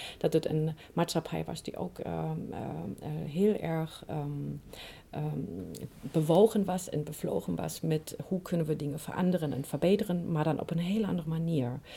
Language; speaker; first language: Dutch; non-native, fluent; German